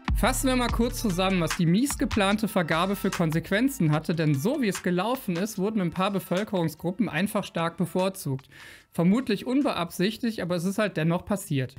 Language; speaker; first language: German; native; German